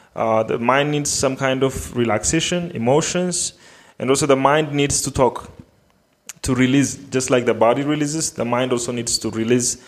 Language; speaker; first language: English; non-native, fluent; Amharic